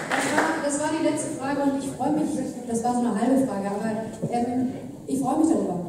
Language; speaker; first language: German; native; German